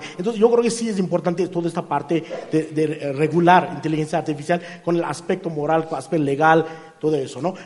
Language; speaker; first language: Spanish; non-native, fluent; Hindi